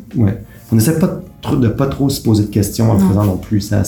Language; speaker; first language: French; native; French